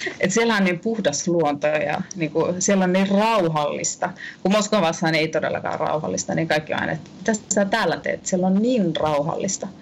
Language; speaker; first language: Finnish; native; Finnish